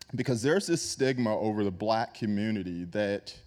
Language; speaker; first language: English; native; English